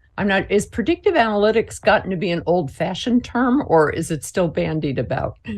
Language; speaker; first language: English; native; English